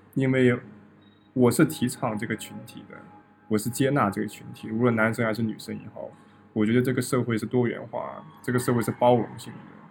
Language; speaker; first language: Chinese; native; Chinese